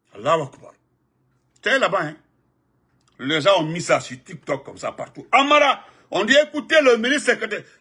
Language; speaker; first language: French; non-native, local second language; Fula